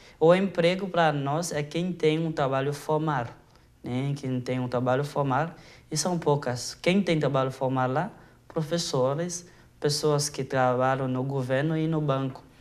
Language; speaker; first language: Portuguese; non-native, fluent; Haitian Creole